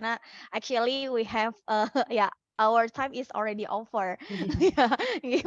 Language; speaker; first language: English; non-native, fluent; Indonesian